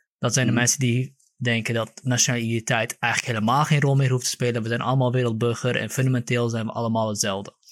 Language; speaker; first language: Dutch; early bilingual, other home language; Kurdish